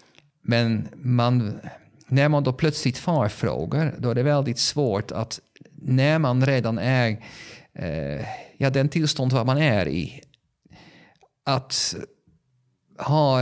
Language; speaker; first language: Swedish; non-native, fluent; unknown